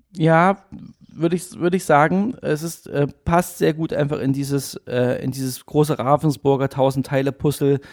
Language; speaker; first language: German; native; German